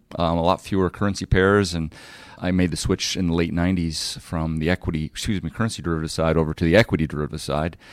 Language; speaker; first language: English; native; English